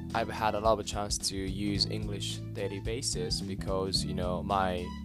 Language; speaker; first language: English; non-native, fluent; Japanese